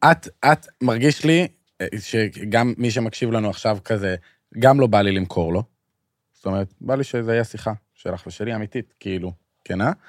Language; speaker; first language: Hebrew; native; Hebrew